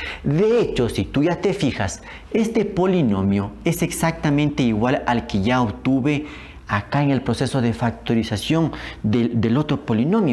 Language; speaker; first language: Spanish; native; Spanish